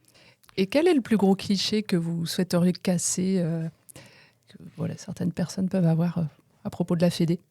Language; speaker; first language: French; native; French